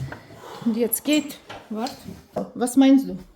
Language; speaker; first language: German; non-native, learner; Russian